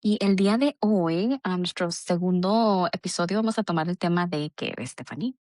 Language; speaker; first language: Spanish; early bilingual, heritage; Spanish